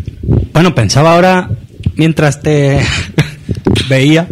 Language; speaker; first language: Spanish; native; Spanish